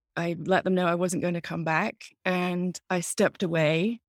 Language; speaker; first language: English; native; English